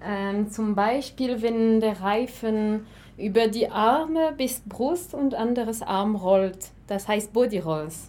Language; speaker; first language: German; non-native, fluent; French